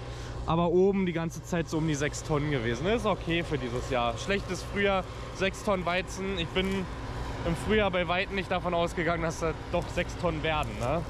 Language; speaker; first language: German; native; German